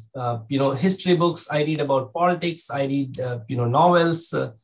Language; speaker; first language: English; non-native, local second language; Hindi